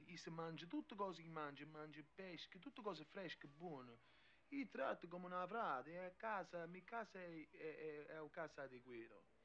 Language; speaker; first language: Italian; non-native, learner; English